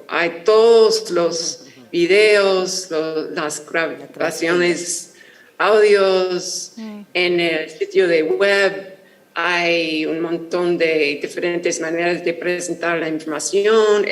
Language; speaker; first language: Spanish; non-native, fluent; English